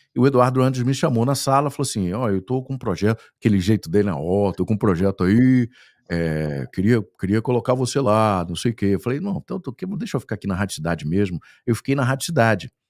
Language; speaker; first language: Portuguese; native; Portuguese